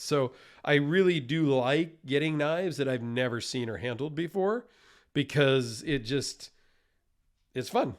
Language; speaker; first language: English; native; English